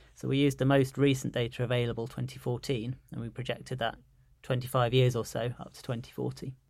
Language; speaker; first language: English; native; English